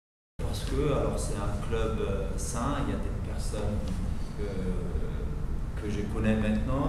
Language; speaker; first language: French; non-native, fluent; German